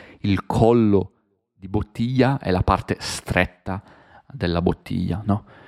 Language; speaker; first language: Italian; native; Italian